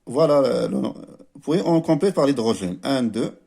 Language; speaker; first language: French; non-native, local second language; Arabic